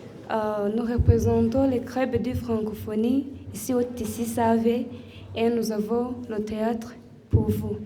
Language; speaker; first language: French; non-native, local second language; Kinyarwanda